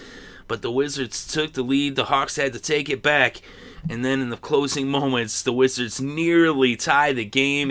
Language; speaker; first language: English; native; English